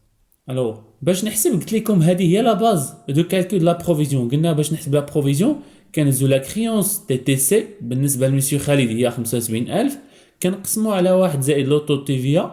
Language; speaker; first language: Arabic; native; Arabic